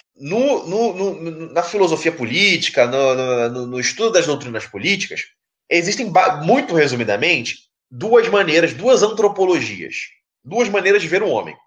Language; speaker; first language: Portuguese; native; Portuguese